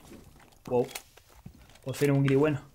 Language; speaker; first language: Spanish; native; Spanish